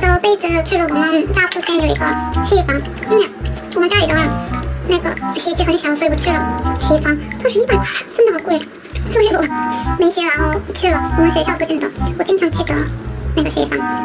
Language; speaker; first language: Chinese; non-native, learner; Korean